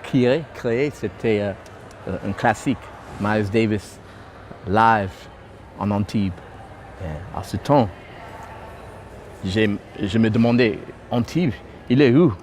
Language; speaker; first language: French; non-native, fluent; English